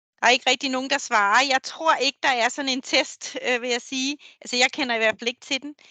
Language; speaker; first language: Danish; native; Danish